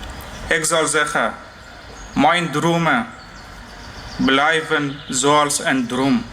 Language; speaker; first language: Dutch; non-native, fluent; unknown